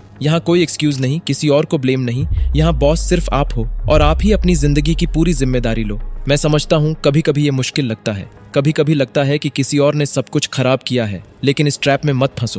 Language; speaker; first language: Hindi; native; Hindi